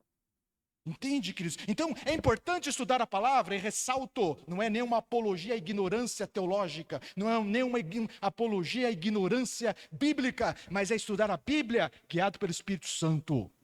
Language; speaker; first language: Portuguese; native; Portuguese